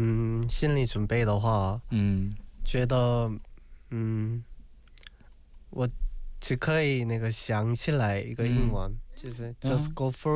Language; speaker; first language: Chinese; non-native, learner; Korean